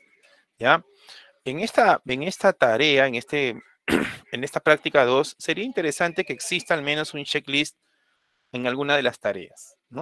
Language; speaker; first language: Spanish; native; Spanish